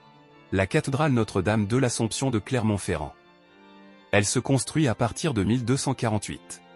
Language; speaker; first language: French; native; French